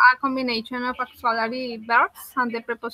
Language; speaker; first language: English; non-native, learner; Spanish